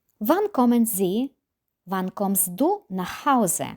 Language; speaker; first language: German; non-native, fluent; Ukrainian